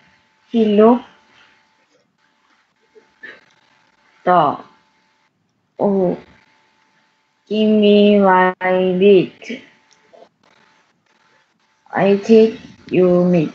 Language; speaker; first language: English; non-native, learner; Korean